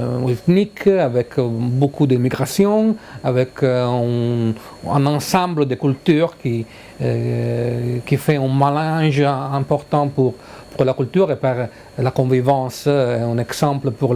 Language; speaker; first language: French; non-native, learner; Italian